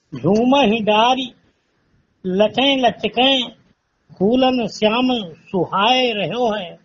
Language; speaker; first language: Hindi; native; Hindi